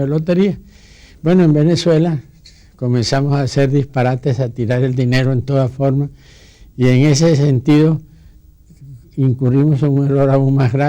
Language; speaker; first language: Spanish; native; Spanish